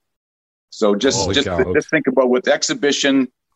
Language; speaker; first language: English; native; English